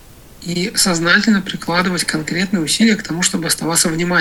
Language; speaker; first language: Russian; native; Russian